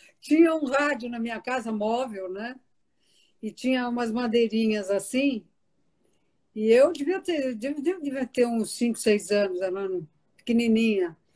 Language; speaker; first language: Portuguese; early bilingual, other home language; Italian